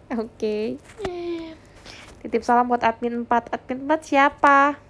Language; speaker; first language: Indonesian; native; Indonesian